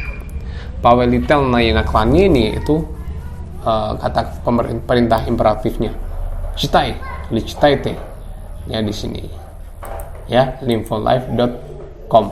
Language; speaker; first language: Indonesian; non-native, local second language; Javanese